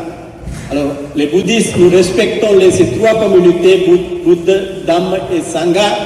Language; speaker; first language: French; non-native, fluent; Sinhala